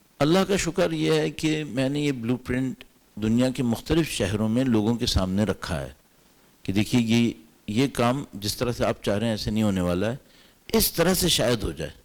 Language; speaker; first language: Urdu; native; Urdu